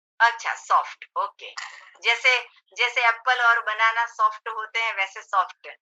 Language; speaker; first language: Hindi; non-native, local second language; Gujarati